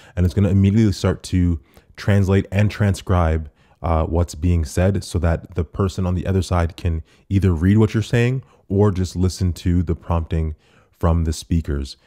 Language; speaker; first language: English; native; English